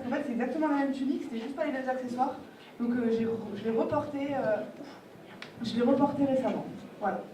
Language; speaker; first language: French; native; French